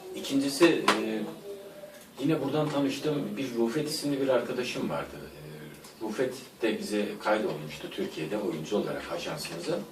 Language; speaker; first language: Turkish; native; Turkish